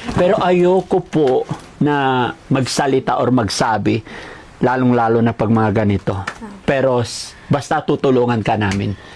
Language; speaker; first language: Filipino; native; Filipino